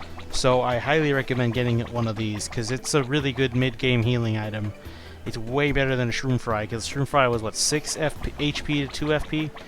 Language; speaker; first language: English; native; English